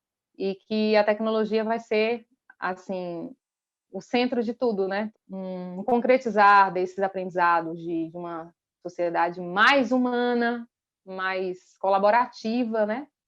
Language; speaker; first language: Portuguese; native; Portuguese